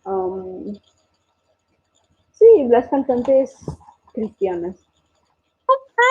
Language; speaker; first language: Spanish; non-native, fluent; English